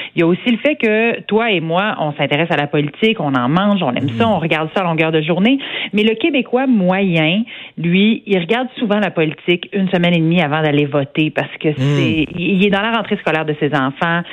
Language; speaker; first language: French; native; French